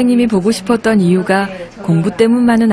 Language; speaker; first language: Korean; native; Korean